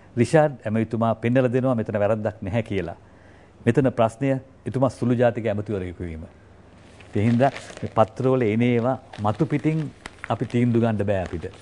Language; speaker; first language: Sinhala; non-native, local second language; Tamil